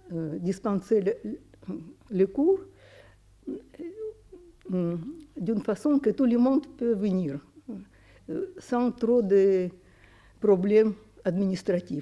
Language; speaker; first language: French; non-native, fluent; Russian